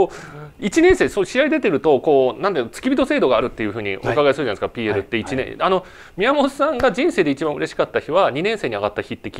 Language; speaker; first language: Japanese; native; Japanese